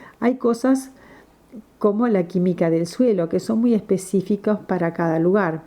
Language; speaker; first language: Spanish; non-native, fluent; English